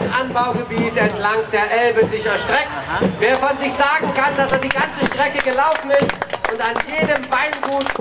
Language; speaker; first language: German; native; German